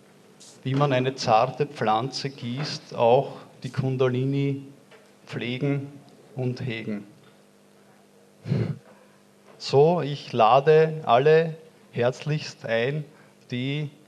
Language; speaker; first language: German; native; German